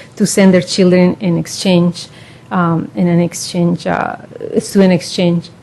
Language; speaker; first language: English; non-native, fluent; Spanish